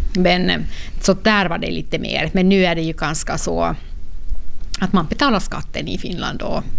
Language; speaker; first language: Swedish; non-native, local second language; Finnish